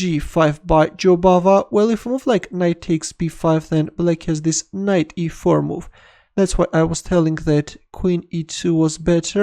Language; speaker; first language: English; non-native, fluent; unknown